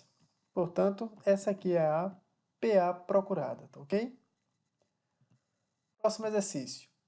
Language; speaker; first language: Portuguese; native; Portuguese